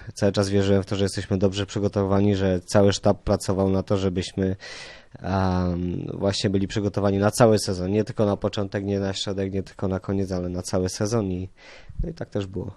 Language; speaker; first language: Polish; native; Polish